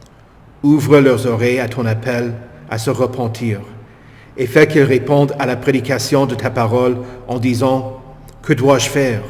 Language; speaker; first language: French; native; French